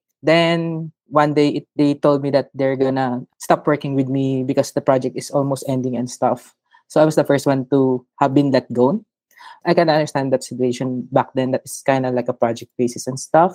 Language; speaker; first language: English; non-native, local second language; Filipino